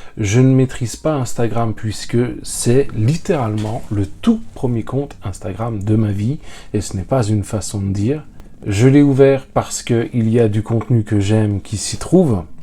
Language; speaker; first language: French; native; French